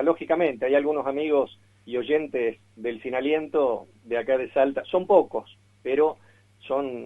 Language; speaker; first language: Spanish; native; Spanish